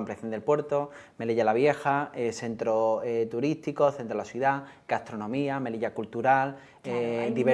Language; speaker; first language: Spanish; native; Spanish